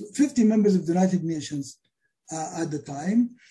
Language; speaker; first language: English; non-native, fluent; Arabic